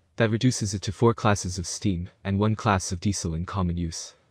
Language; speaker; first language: English; native; English